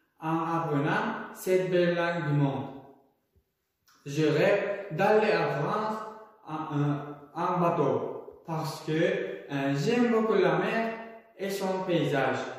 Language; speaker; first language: French; non-native, learner; Uzbek